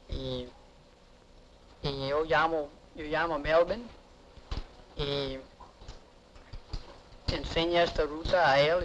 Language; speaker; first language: Spanish; non-native, learner; English